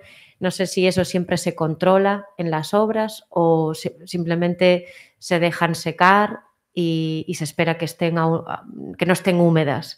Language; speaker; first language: Spanish; native; Spanish